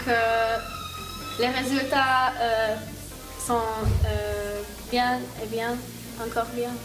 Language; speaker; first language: French; non-native, fluent; Hungarian